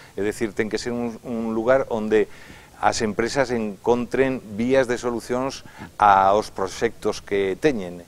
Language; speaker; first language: Galician; non-native, local second language; Spanish